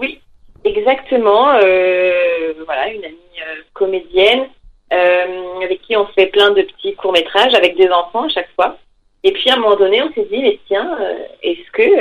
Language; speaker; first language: French; native; French